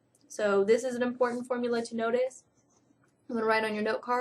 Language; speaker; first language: English; native; English